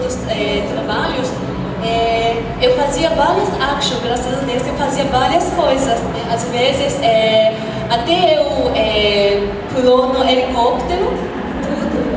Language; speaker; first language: Portuguese; non-native, fluent; Japanese